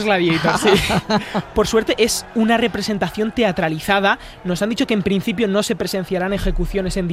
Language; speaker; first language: Spanish; native; Spanish